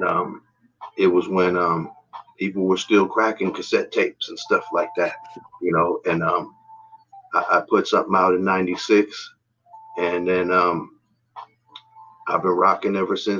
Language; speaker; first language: English; native; English